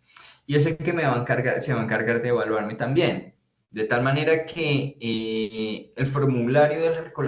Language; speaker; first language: Spanish; native; Spanish